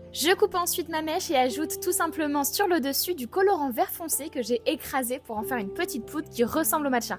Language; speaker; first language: French; native; French